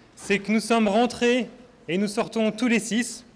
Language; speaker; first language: French; native; French